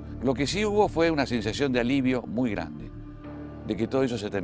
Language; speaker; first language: Spanish; native; Spanish